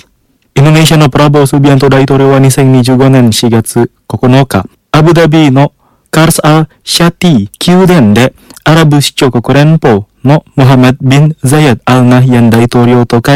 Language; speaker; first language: Japanese; non-native, fluent; Indonesian